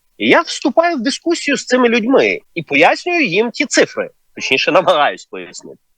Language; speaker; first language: Ukrainian; native; Ukrainian